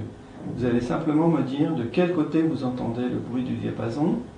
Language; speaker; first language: French; native; French